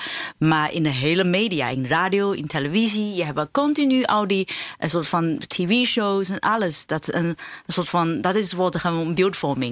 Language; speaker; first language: Dutch; non-native, fluent; Chinese